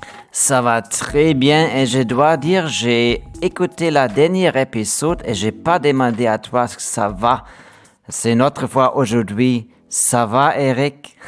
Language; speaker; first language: French; non-native, learner; German